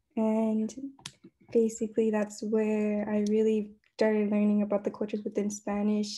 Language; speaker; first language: English; native; English